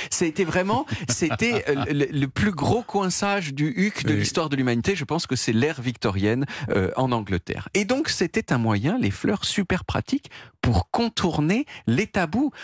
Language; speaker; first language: French; native; French